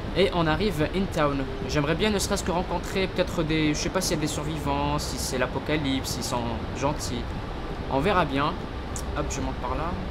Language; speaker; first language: French; native; French